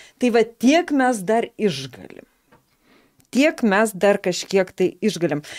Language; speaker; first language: Lithuanian; native; Lithuanian